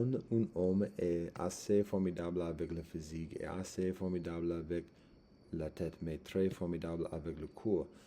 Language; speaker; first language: French; non-native, learner; English